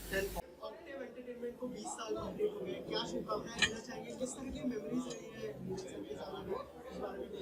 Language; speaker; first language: Hindi; native; Hindi